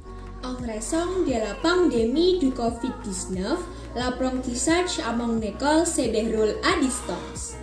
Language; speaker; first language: French; non-native, learner; Indonesian